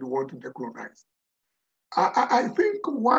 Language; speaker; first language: English; non-native, fluent; Tsonga